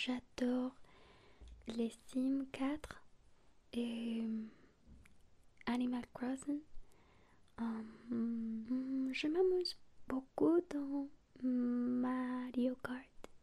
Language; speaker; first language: French; non-native, learner; Spanish